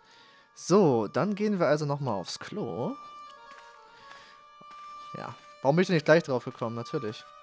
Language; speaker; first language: German; native; German